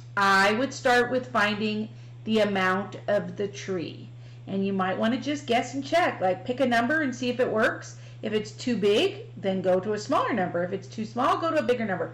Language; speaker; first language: English; native; English